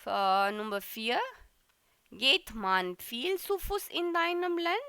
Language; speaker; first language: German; non-native, fluent; Hindi